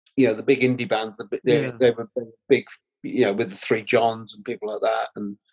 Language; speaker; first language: English; native; English